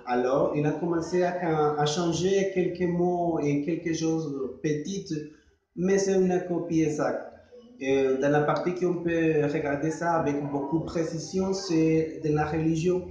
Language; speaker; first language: French; non-native, learner; Spanish